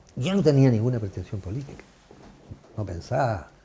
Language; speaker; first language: Spanish; native; Spanish